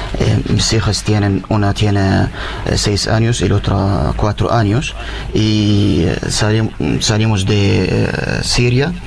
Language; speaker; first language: Spanish; non-native, learner; Arabic